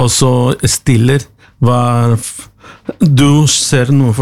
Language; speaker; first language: Norwegian; non-native, learner; Spanish